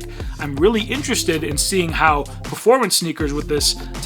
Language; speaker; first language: English; native; English